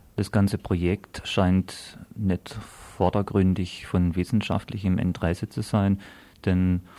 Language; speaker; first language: German; native; German